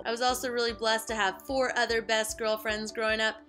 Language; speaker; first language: English; native; English